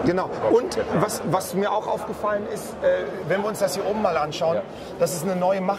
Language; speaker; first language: German; native; German